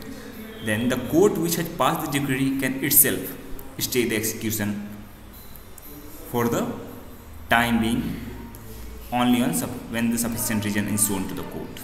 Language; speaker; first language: English; non-native, local second language; Hindi